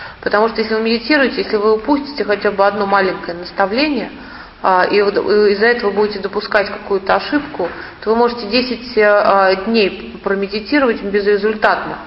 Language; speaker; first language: Russian; native; Russian